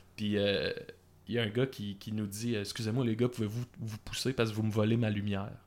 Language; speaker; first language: French; native; French